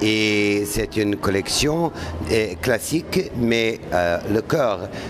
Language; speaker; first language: French; non-native, learner; Portuguese